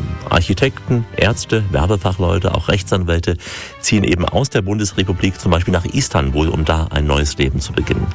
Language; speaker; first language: German; native; German